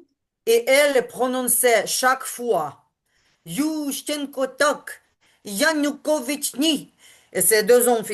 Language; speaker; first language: French; non-native, learner; Ukrainian